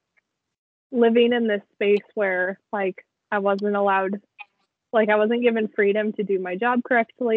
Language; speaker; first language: English; native; English